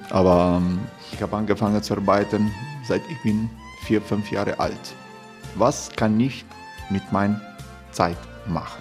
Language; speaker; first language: German; non-native, learner; Croatian